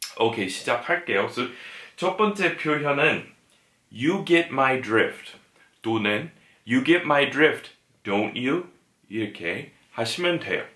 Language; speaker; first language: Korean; non-native, fluent; English